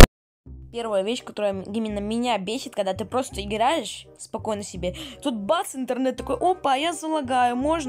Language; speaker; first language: Russian; native; Russian